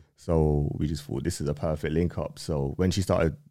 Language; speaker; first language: English; native; English